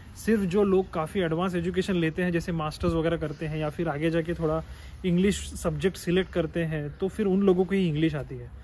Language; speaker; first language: Hindi; native; Hindi